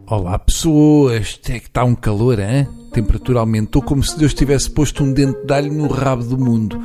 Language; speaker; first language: Portuguese; native; Portuguese